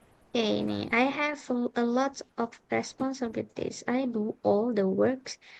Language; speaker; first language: English; non-native, fluent; Indonesian